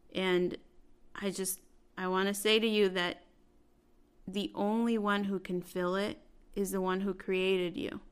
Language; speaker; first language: English; early bilingual, other home language; Spanish